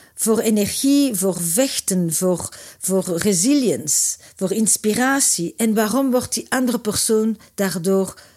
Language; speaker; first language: Dutch; native; Dutch